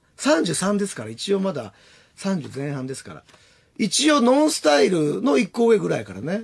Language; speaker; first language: Japanese; native; Japanese